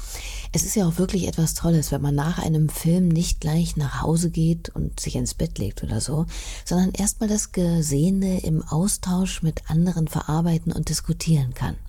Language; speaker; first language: German; native; German